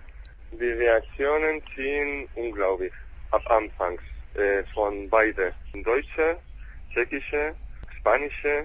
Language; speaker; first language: German; non-native, learner; Spanish